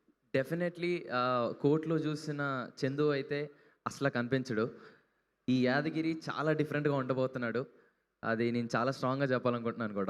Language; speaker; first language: Telugu; native; Telugu